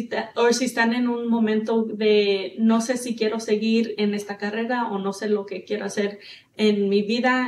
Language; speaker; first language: Spanish; early bilingual, heritage; Spanish